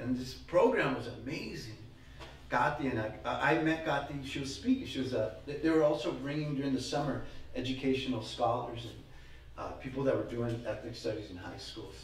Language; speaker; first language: English; native; English